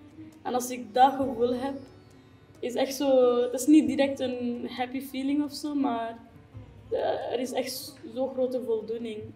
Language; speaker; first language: Dutch; non-native, fluent; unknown